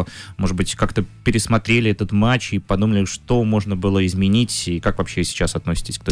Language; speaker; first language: Russian; native; Russian